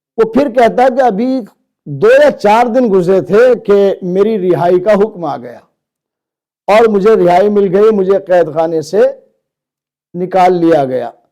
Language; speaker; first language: Urdu; native; Urdu